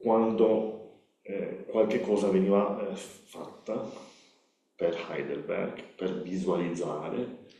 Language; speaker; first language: Italian; non-native, learner; Spanish